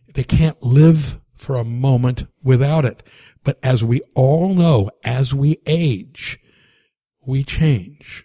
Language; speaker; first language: English; native; English